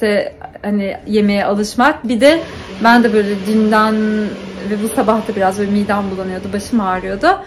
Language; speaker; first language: Turkish; native; Turkish